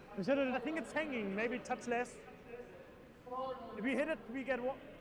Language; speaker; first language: English; non-native, fluent; German